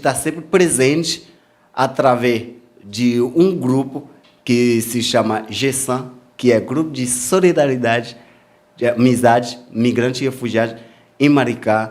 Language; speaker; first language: Portuguese; non-native, fluent; Haitian Creole